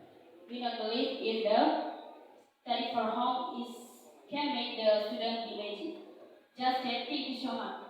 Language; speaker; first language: English; non-native, learner; Indonesian